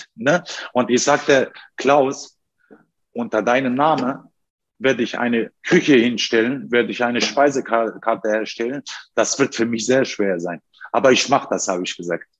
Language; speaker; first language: German; non-native, fluent; Turkish